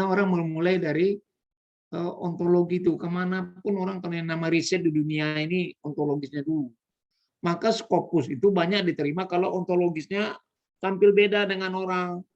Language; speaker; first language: Indonesian; native; Indonesian